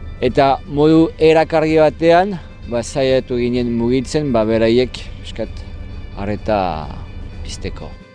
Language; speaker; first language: Basque; non-native, fluent; French